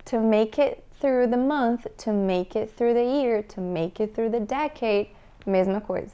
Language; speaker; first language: English; non-native, fluent; Portuguese